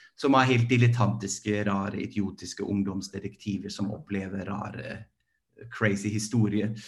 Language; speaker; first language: Norwegian; non-native, fluent; German